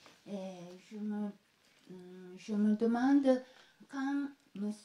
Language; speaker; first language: French; non-native, fluent; Japanese